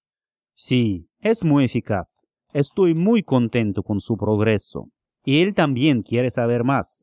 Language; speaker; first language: Spanish; non-native, fluent; Russian